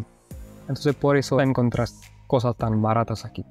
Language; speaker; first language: Spanish; non-native, fluent; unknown